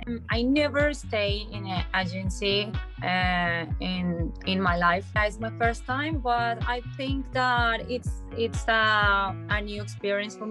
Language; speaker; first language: English; non-native, learner; Spanish